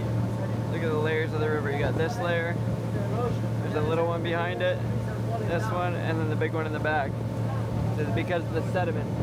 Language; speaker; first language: English; native; English